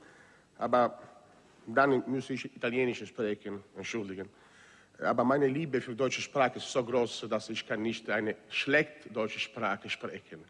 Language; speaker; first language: German; non-native, fluent; Italian